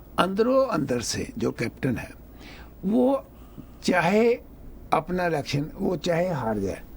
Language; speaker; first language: Urdu; non-native, local second language; Punjabi